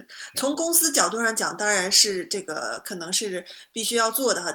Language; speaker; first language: Chinese; native; Chinese